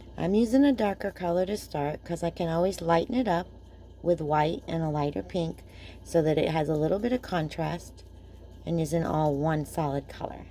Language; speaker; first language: English; native; English